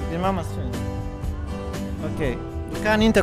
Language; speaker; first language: Swedish; non-native, learner; Persian